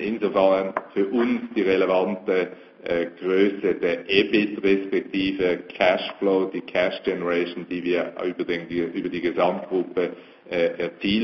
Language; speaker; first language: German; native; German